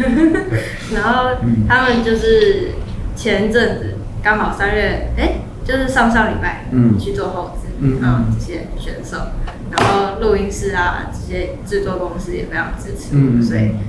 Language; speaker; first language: Chinese; native; Chinese